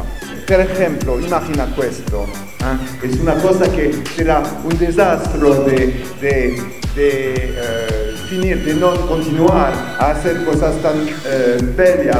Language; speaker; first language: Spanish; non-native, learner; French